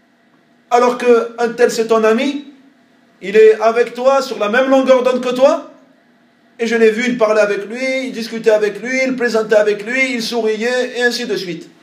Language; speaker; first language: French; native; French